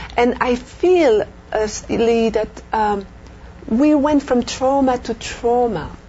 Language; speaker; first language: English; non-native, fluent; French